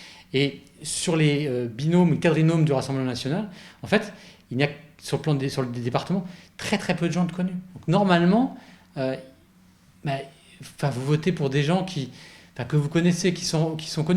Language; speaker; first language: French; native; French